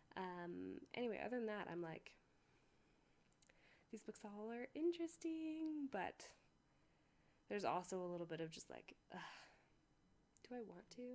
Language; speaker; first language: English; native; English